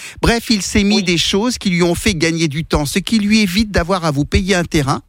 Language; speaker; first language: French; native; French